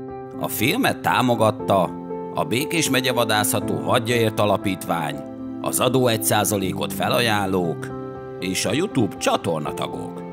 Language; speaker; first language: Hungarian; native; Hungarian